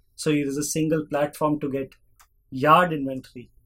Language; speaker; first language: English; non-native, local second language; Hindi